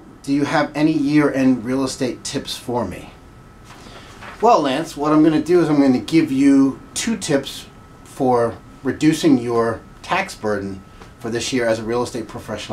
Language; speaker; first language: English; native; English